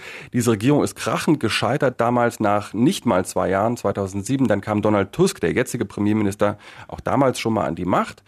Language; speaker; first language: German; native; German